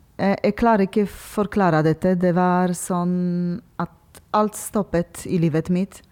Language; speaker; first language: Norwegian; non-native, learner; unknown